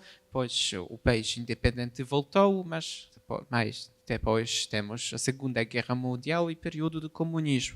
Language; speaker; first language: Portuguese; non-native, fluent; Polish